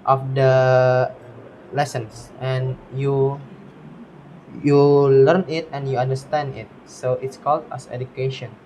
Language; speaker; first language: English; non-native, learner; Indonesian